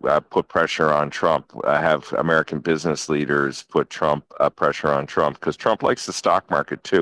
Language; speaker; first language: English; native; English